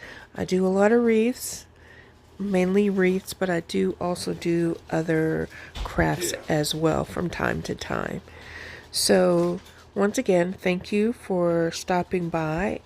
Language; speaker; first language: English; native; English